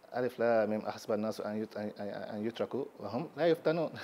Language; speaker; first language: Arabic; non-native, fluent; Yoruba